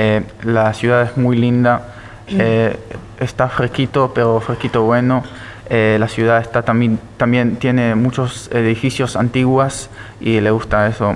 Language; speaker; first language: Spanish; early bilingual, heritage; Spanish